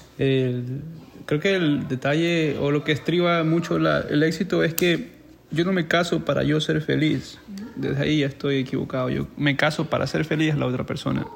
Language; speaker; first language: Spanish; native; Spanish